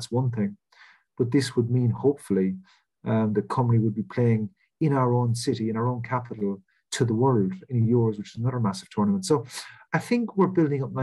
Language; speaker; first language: English; native; English